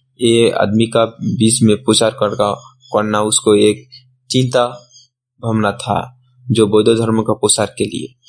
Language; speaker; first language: Hindi; non-native, local second language; Bangla